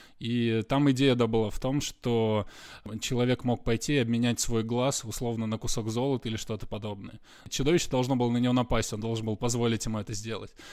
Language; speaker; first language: Russian; native; Russian